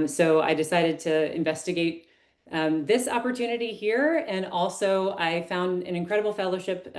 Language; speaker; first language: English; native; English